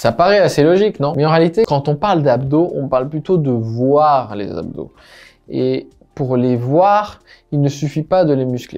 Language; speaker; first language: French; native; French